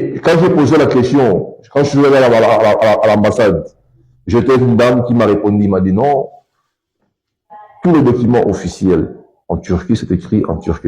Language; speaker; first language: French; non-native, local second language; Lingala